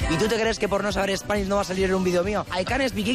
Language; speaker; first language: Spanish; native; Spanish